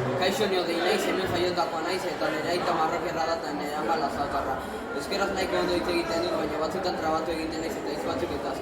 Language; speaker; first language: Basque; non-native, local second language; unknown